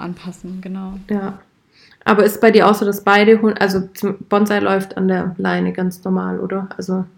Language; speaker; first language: German; native; German